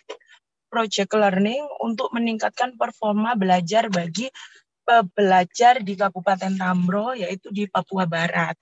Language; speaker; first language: Indonesian; native; Indonesian